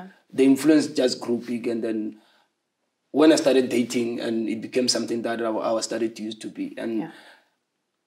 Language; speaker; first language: English; non-native, local second language; Zulu